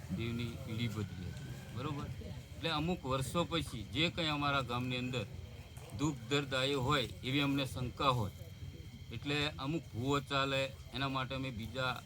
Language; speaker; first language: Gujarati; non-native, local second language; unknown